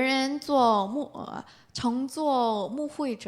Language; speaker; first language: Chinese; non-native, learner; Korean